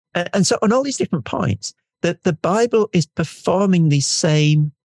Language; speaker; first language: English; native; English